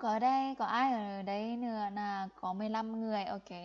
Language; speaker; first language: Vietnamese; non-native, fluent; Lao